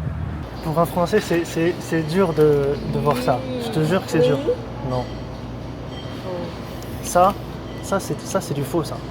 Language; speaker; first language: French; native; French